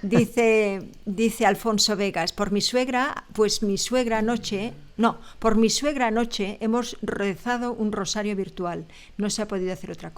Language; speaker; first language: Spanish; native; Spanish